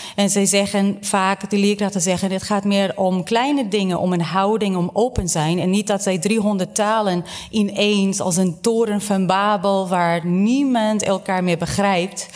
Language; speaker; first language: Dutch; non-native, fluent; Portuguese